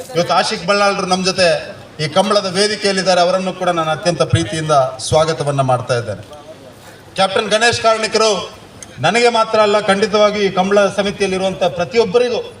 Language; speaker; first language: Kannada; non-native, local second language; Tulu